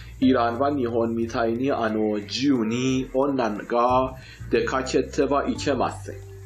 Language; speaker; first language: Japanese; non-native, fluent; Persian